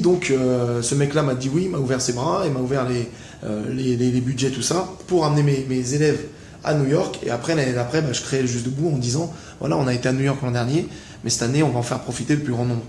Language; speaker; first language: French; native; French